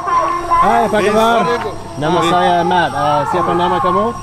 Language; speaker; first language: Indonesian; non-native, learner; English